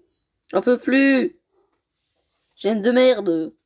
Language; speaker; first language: French; native; French